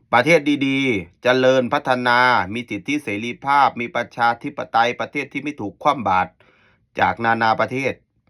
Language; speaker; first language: Thai; native; Thai